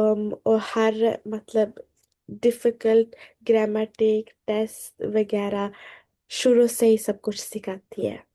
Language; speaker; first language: Hindi; early bilingual, heritage; Hindi